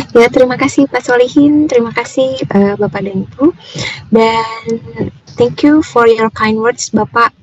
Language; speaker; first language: English; non-native, fluent; Indonesian